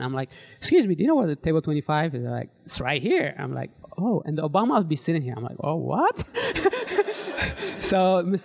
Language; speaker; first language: English; early bilingual, other home language; Tigrinya